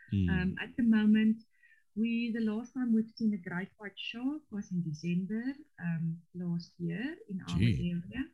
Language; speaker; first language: English; non-native, local second language; Afrikaans